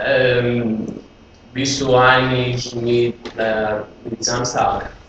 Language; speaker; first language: German; non-native, learner; Greek